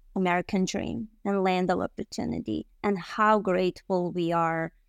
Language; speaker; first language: English; non-native, fluent; Bosnian